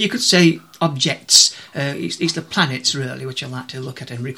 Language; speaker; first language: English; native; English